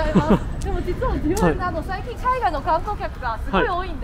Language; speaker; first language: Japanese; non-native, fluent; Chinese